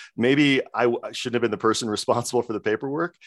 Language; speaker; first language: English; native; English